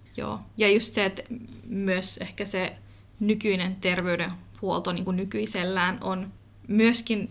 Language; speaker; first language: Finnish; early bilingual, other home language; Kurdish